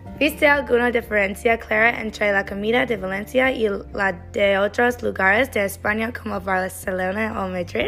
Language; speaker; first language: Spanish; non-native, learner; English